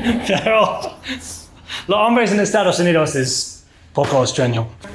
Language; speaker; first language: Spanish; non-native, learner; English